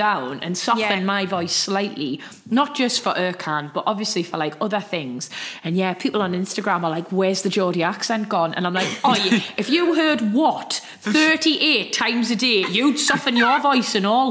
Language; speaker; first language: English; native; English